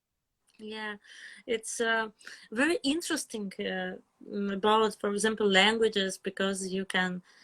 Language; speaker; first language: English; non-native, fluent; Russian